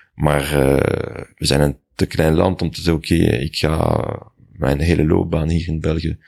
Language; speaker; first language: Dutch; non-native, fluent; French